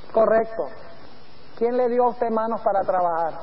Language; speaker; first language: Spanish; early bilingual, other home language; English